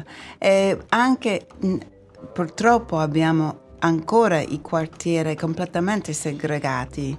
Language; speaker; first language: Italian; non-native, fluent; English